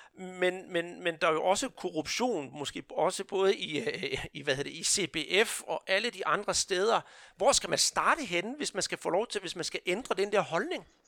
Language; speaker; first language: Danish; non-native, fluent; Portuguese